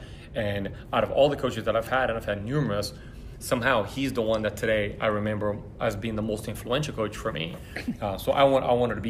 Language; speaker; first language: English; early bilingual, other home language; Portuguese